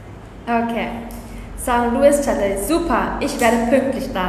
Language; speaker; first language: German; early bilingual, other home language; Vietnamese